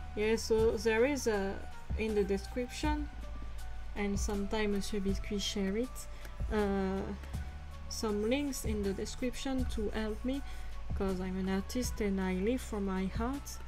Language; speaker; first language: English; non-native, fluent; French